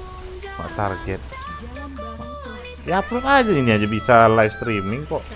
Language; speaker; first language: Indonesian; native; Indonesian